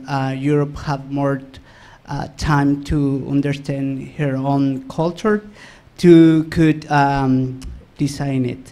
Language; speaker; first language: English; non-native, learner; Spanish